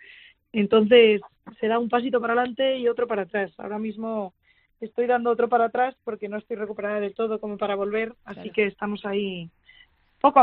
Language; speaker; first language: Spanish; native; Spanish